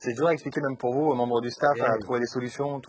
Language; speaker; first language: French; native; French